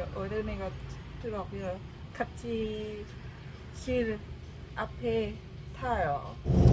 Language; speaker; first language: Korean; non-native, learner; Lao